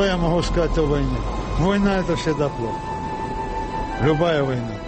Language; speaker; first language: Russian; non-native, learner; Czech